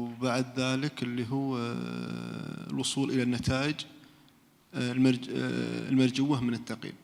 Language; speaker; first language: Arabic; native; Arabic